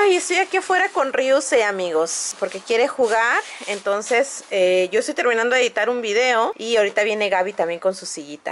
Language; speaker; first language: Spanish; native; Spanish